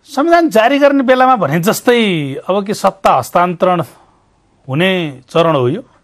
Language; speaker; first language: Nepali; native; Nepali